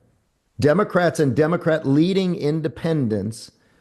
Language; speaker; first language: English; native; English